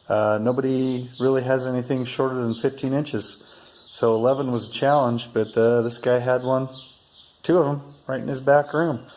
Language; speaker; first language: English; native; English